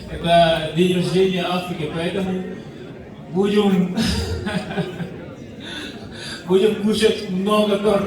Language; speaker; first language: Russian; non-native, fluent; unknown